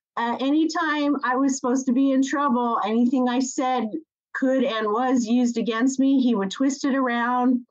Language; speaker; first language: English; native; English